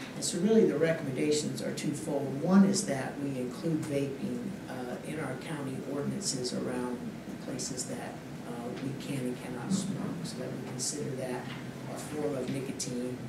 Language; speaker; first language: English; native; English